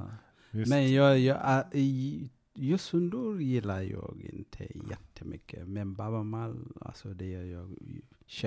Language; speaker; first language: Swedish; non-native, fluent; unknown